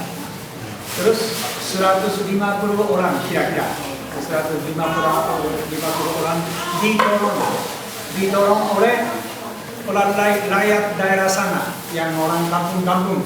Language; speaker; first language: Indonesian; non-native, fluent; Japanese